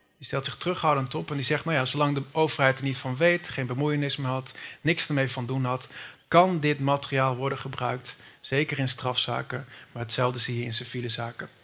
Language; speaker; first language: Dutch; native; Dutch